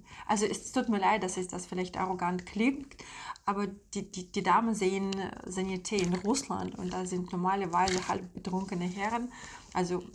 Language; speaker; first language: German; non-native, fluent; Russian